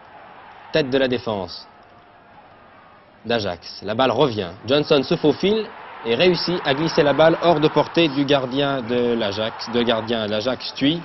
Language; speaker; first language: French; native; French